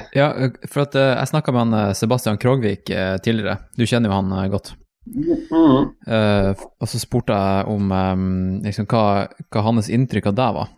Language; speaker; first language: Norwegian; native; Norwegian